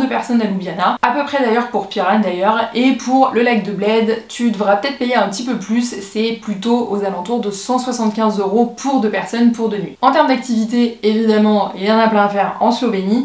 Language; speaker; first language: French; native; French